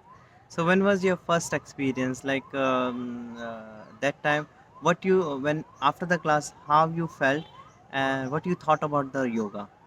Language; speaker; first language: English; non-native, local second language; Hindi